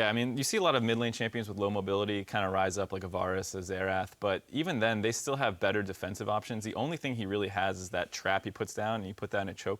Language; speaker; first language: English; native; English